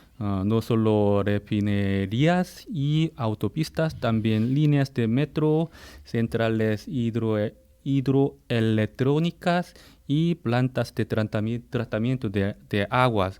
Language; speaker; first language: Spanish; non-native, fluent; Korean